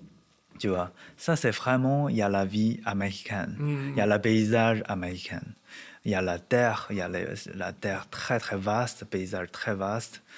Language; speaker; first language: French; non-native, learner; Chinese